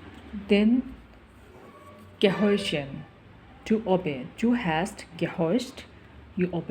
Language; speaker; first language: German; non-native, learner; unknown